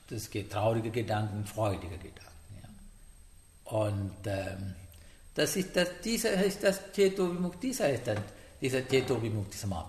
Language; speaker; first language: German; non-native, learner; Sinhala